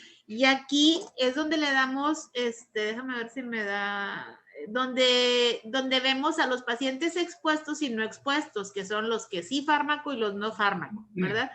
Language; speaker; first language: Spanish; native; Spanish